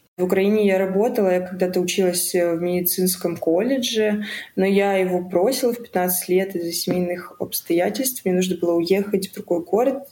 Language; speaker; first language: Russian; native; Russian